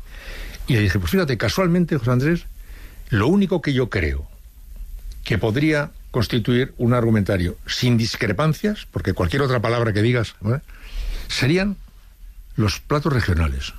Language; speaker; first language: Spanish; native; Spanish